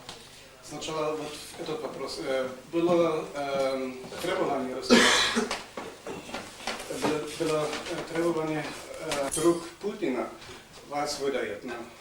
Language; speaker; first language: Russian; non-native, learner; German